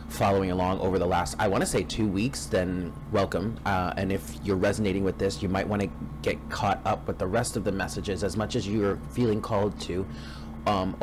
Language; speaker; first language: English; native; English